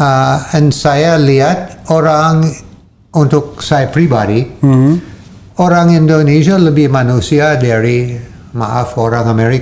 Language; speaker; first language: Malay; non-native, fluent; English